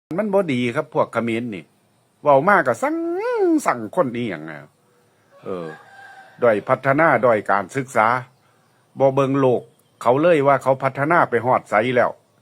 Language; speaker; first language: Thai; native; Thai